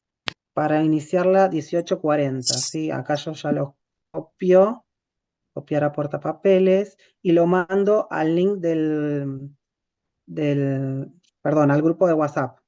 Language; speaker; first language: Spanish; native; Spanish